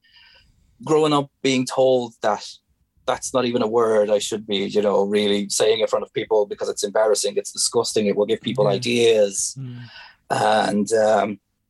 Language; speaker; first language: English; non-native, fluent; Hungarian